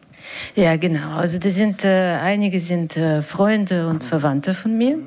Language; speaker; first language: German; non-native, fluent; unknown